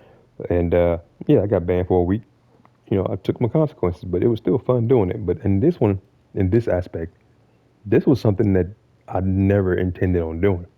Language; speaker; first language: English; native; English